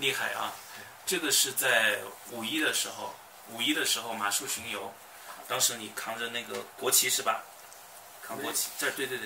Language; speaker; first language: Chinese; native; Chinese